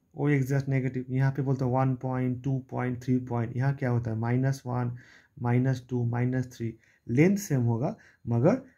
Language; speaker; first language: Hindi; non-native, local second language; Bangla